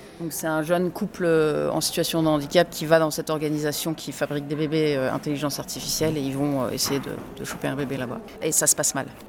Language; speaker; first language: French; early bilingual, other home language; English